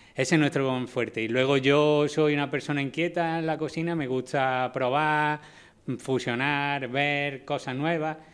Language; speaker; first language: Spanish; native; Spanish